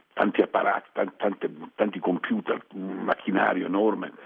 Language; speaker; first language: Italian; early bilingual, other home language; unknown